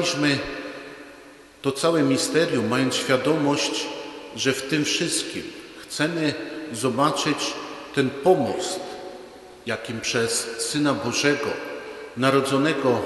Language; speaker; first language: Polish; native; Polish